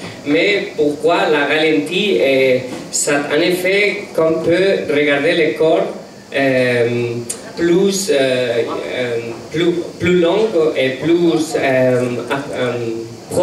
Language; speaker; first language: French; non-native, learner; Catalan